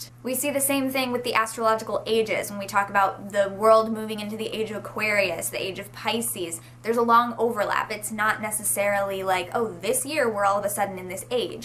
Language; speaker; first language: English; native; English